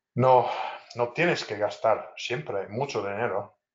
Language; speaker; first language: Spanish; non-native, fluent; English